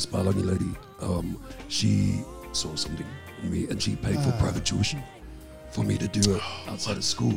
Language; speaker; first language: English; non-native, local second language; Samoan